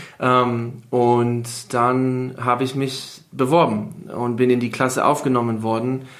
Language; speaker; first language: German; non-native, fluent; English